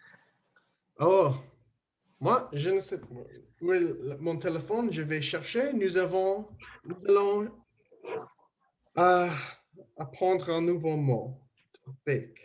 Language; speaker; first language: French; non-native, learner; English